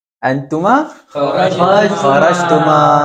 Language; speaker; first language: Arabic; non-native, learner; Malay